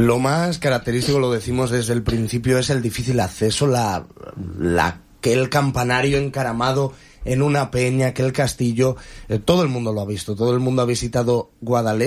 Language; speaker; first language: Spanish; native; Spanish